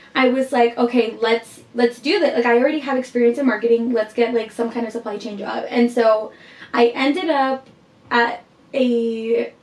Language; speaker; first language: English; early bilingual, heritage; Spanish